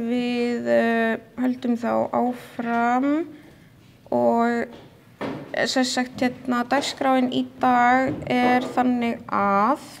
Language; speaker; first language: Icelandic; native; Icelandic